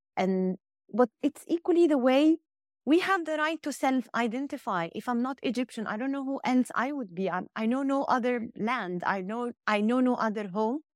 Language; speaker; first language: English; non-native, fluent; Arabic